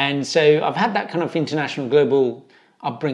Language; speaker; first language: English; native; English